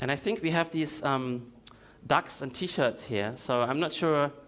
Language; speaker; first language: English; non-native, fluent; Russian